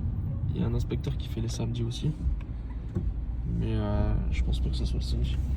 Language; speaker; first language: French; native; French